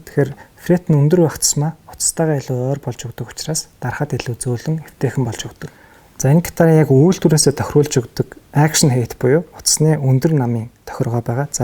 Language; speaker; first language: Mongolian; native; Mongolian